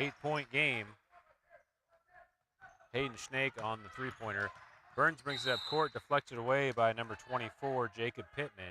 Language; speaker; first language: English; native; English